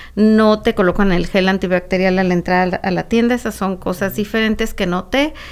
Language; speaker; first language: Spanish; native; Spanish